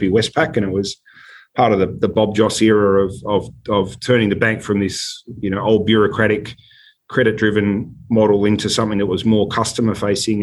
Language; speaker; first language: English; native; English